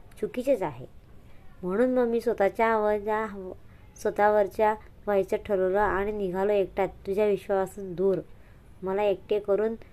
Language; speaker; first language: Marathi; non-native, local second language; Hindi